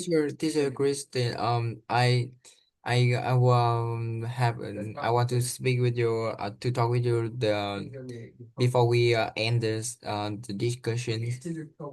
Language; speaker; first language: English; non-native, learner; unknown